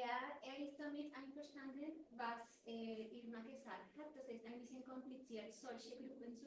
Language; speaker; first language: German; non-native, fluent; Spanish